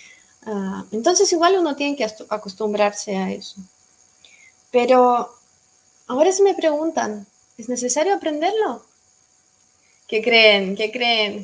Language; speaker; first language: Spanish; non-native, fluent; Russian